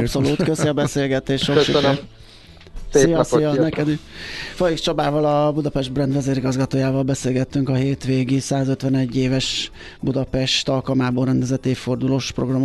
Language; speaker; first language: Hungarian; native; Hungarian